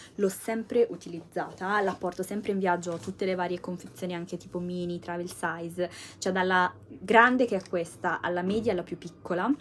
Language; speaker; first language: Italian; native; Italian